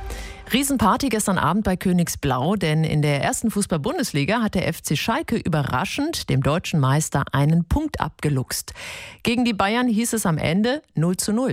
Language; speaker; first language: German; native; German